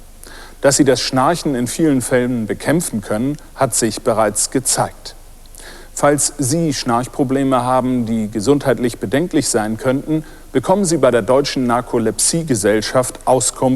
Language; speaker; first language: German; native; German